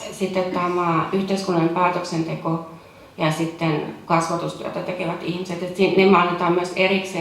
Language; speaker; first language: Finnish; native; Finnish